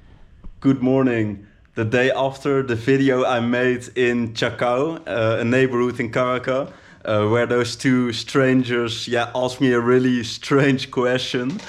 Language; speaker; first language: English; non-native, fluent; Dutch